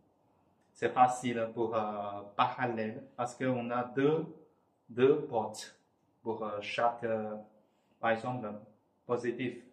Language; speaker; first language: French; non-native, fluent; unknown